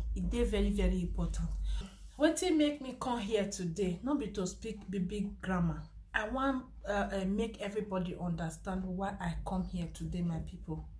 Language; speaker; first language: Nigerian Pidgin; non-native, local second language; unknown